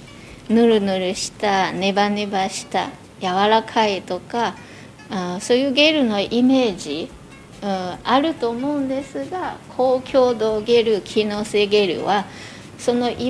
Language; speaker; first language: Japanese; non-native, fluent; Chinese